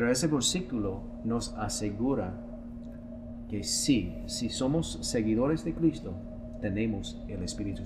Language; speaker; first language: Spanish; non-native, fluent; English